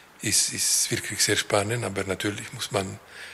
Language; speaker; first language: German; non-native, local second language; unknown